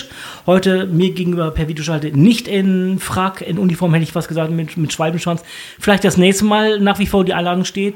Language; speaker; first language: German; native; German